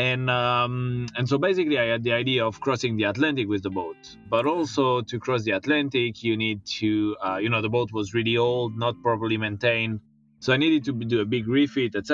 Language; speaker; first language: English; non-native, fluent; French